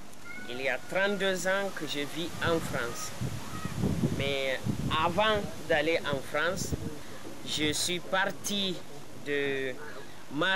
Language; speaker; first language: French; non-native, local second language; Hausa